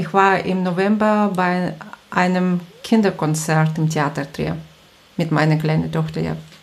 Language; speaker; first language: German; non-native, fluent; Russian